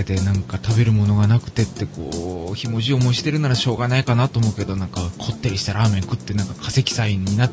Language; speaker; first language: Japanese; native; Japanese